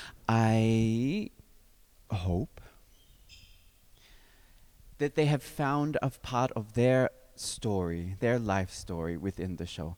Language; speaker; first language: English; native; English